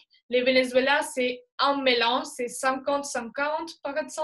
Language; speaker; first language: French; non-native, fluent; Spanish